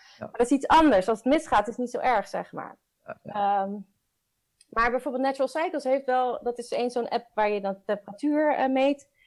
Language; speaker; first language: Dutch; native; Dutch